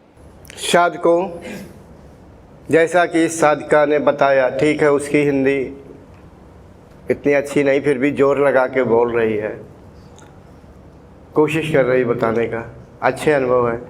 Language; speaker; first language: Hindi; native; Hindi